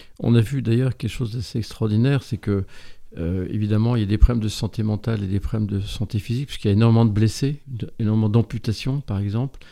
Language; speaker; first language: French; native; French